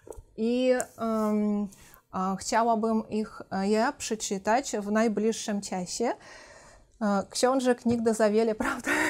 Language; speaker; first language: Polish; non-native, fluent; Russian